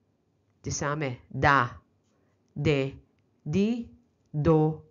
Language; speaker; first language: Danish; non-native, learner; Filipino